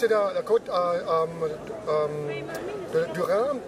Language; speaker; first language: French; non-native, learner; German